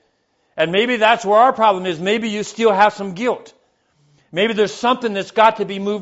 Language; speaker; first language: English; native; English